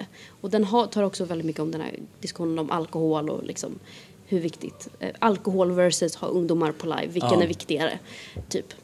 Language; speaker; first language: Swedish; native; Swedish